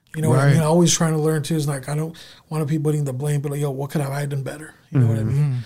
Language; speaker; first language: English; native; English